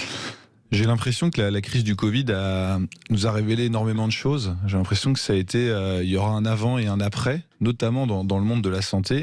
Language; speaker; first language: French; native; French